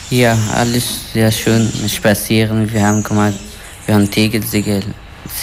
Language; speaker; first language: German; non-native, learner; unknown